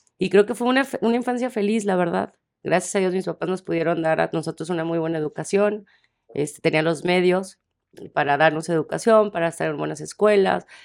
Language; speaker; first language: Spanish; native; Spanish